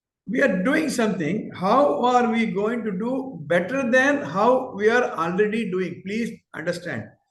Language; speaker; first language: English; non-native, local second language; Tamil